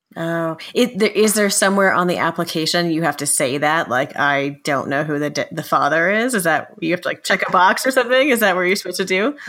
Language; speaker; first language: English; native; English